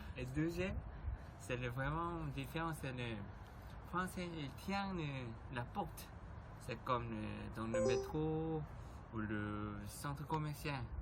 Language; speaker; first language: French; non-native, learner; Korean